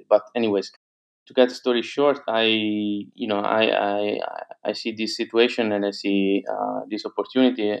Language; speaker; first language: English; non-native, fluent; Italian